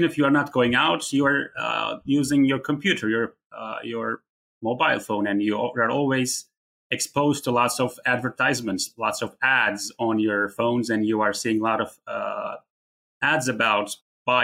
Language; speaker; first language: English; non-native, fluent; Turkish